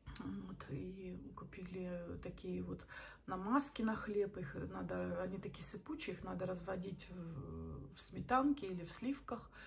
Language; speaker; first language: Russian; native; Russian